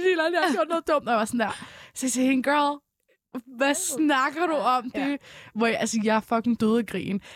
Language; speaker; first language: Danish; early bilingual, other home language; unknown